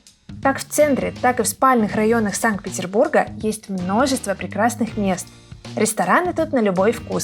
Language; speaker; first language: Russian; native; Russian